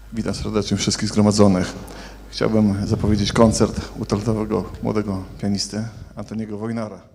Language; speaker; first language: Polish; native; Polish